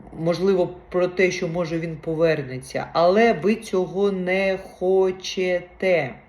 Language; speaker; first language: Ukrainian; non-native, local second language; Russian